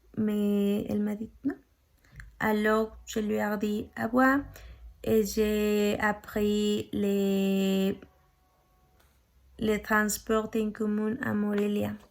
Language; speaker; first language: French; non-native, learner; Spanish